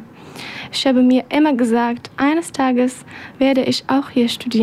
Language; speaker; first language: German; non-native, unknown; Persian